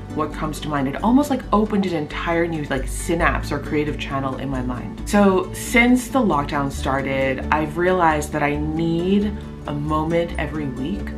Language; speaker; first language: English; native; English